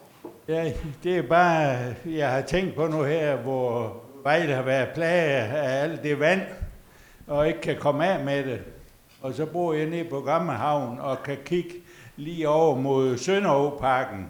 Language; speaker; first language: Danish; native; Danish